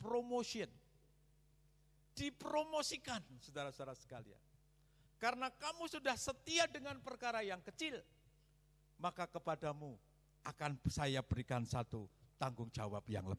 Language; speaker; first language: Indonesian; native; Indonesian